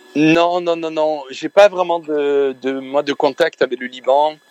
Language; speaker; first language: French; native; French